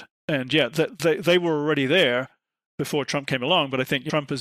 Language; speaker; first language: English; native; English